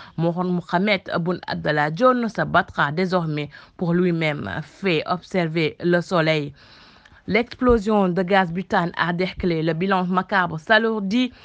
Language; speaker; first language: French; non-native, local second language; Wolof